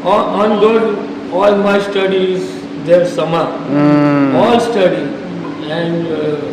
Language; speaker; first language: English; non-native, learner; Gujarati